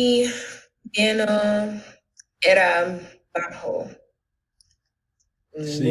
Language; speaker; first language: Spanish; non-native, learner; English